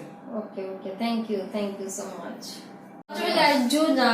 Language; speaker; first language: English; non-native, learner; Bangla